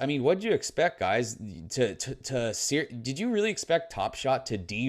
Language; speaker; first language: English; native; English